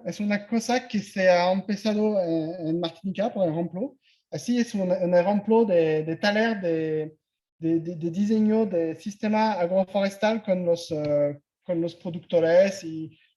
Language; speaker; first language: Spanish; non-native, fluent; French